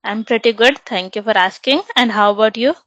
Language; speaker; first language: English; non-native, local second language; Hindi